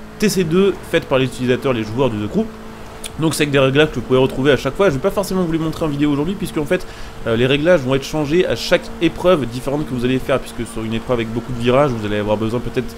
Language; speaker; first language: French; native; French